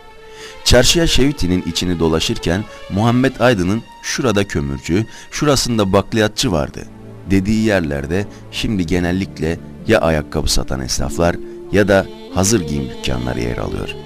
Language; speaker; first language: Turkish; native; Turkish